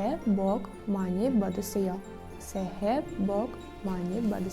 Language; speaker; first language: Korean; non-native, fluent; Kazakh